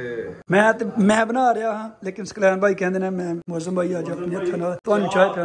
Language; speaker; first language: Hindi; non-native, local second language; Punjabi